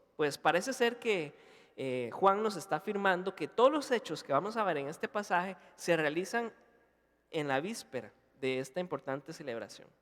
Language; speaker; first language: Spanish; native; Spanish